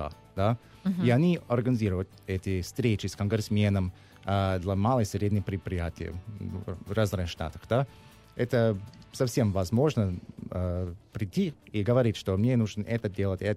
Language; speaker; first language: Russian; non-native, learner; English